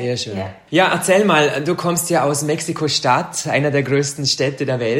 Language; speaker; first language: German; native; German